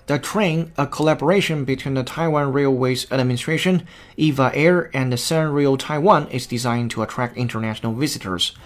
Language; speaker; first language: English; non-native, fluent; Chinese